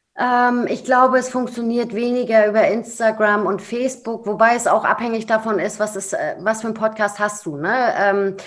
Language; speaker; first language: German; native; German